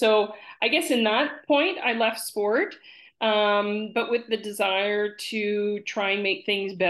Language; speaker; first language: English; native; English